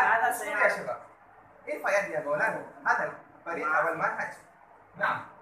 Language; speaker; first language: Arabic; non-native, fluent; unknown